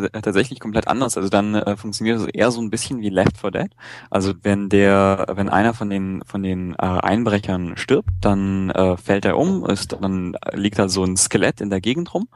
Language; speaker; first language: German; native; German